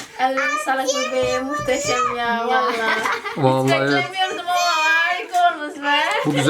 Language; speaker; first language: Turkish; non-native, learner; Indonesian